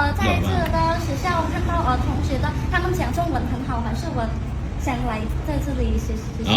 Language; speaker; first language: Chinese; non-native, learner; Khmer